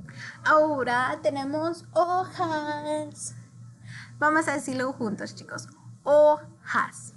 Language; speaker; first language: Spanish; early bilingual, heritage; English